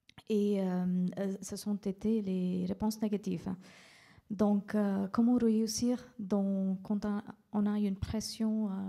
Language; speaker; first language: French; non-native, fluent; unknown